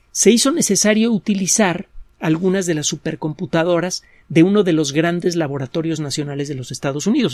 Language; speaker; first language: Spanish; native; Spanish